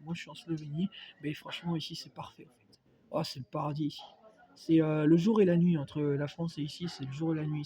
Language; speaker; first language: French; native; French